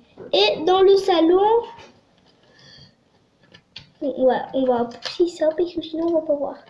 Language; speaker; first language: French; native; French